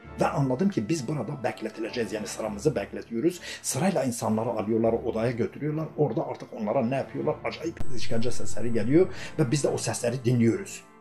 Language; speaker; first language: Turkish; non-native, local second language; Kurdish